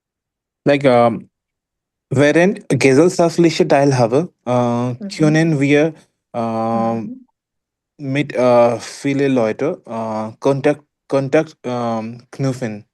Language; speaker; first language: German; non-native, learner; Hindi